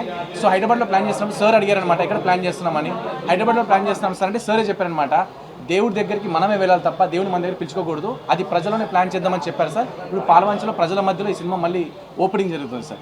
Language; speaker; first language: Telugu; native; Telugu